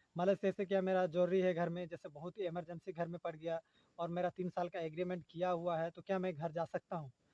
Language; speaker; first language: Hindi; native; Hindi